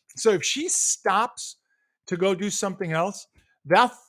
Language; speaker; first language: English; native; English